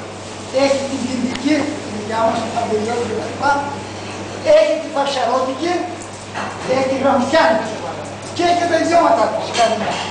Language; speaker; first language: Greek; non-native, local second language; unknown